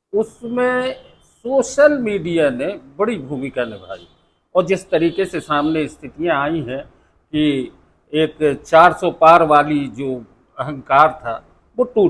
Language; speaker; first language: Hindi; native; Hindi